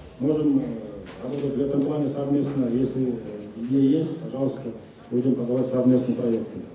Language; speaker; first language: Russian; non-native, local second language; Kazakh